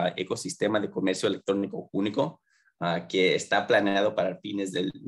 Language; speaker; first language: Spanish; early bilingual, heritage; Spanish